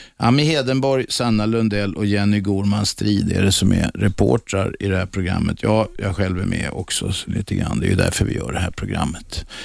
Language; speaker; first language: Swedish; native; Swedish